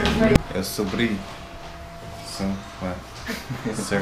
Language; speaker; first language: Portuguese; non-native, learner; English